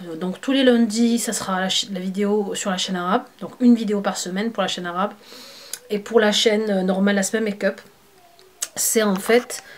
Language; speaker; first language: French; native; French